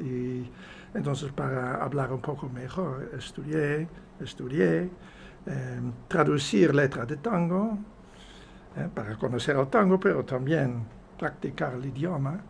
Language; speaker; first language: Spanish; non-native, fluent; Dutch